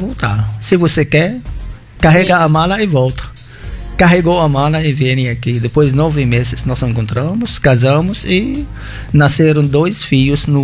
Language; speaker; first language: Portuguese; non-native, fluent; Arabic